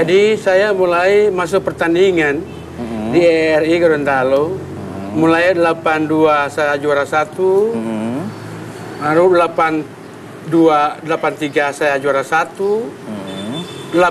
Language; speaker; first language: Indonesian; non-native, local second language; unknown